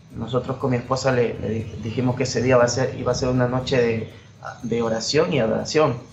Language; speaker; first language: Spanish; native; Spanish